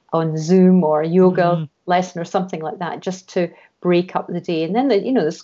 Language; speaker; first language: English; native; English